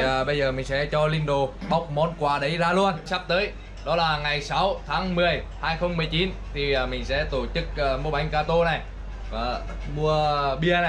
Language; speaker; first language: Vietnamese; native; Vietnamese